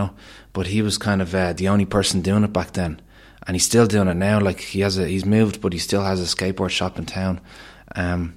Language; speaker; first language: English; native; English